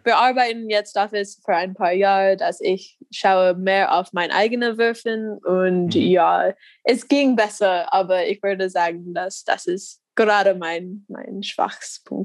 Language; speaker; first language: German; non-native, learner; English